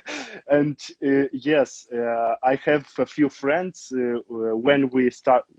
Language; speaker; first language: English; non-native, learner; Romanian